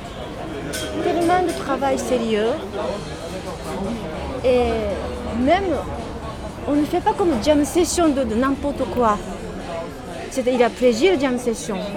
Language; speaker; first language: French; non-native, learner; Japanese